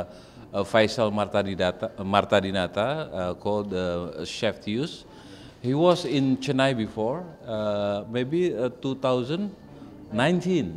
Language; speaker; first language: English; non-native, fluent; Indonesian